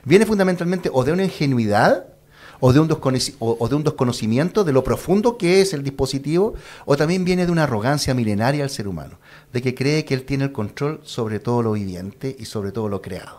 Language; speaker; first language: Spanish; native; Spanish